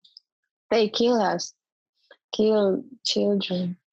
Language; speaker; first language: English; non-native, learner; Ukrainian